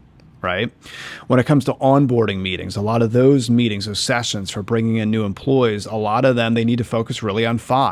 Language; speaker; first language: English; native; English